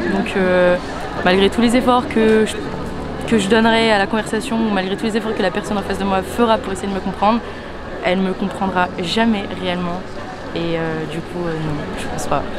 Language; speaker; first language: French; native; French